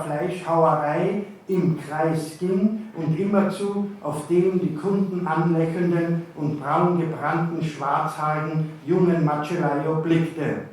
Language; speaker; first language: German; native; German